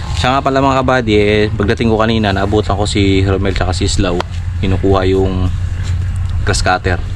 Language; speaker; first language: Filipino; non-native, local second language; Cebuano